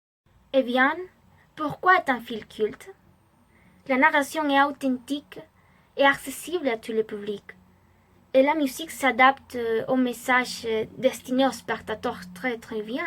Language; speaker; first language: French; non-native, learner; Spanish